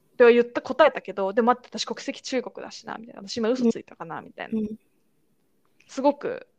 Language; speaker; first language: Japanese; early bilingual, other home language; Chinese